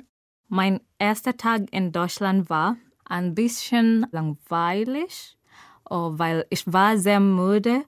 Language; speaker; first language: German; non-native, learner; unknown